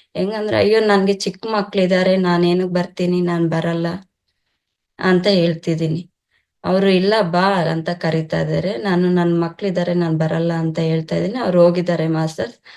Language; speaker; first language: Kannada; non-native, local second language; Telugu